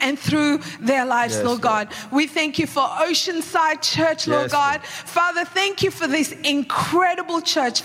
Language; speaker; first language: English; non-native, local second language; Sinhala